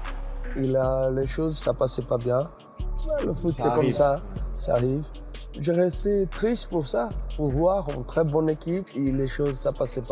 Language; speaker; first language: French; non-native, fluent; Portuguese